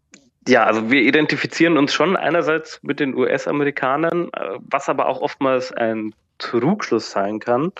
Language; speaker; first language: German; native; German